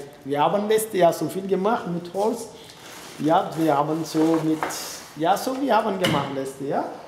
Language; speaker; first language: German; non-native, learner; French